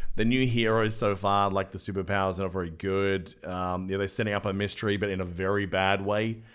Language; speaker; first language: English; native; English